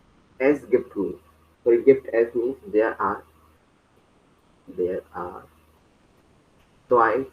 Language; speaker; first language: German; non-native, learner; Hindi